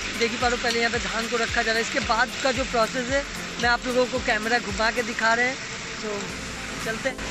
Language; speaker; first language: Hindi; non-native, local second language; Bangla